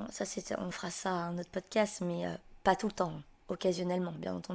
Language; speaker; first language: French; native; French